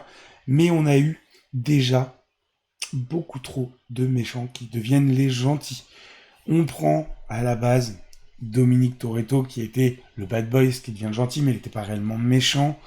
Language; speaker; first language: French; native; French